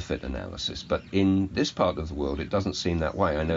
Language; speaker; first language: English; native; English